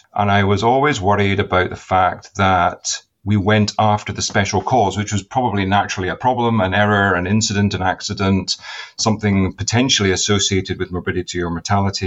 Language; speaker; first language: English; native; English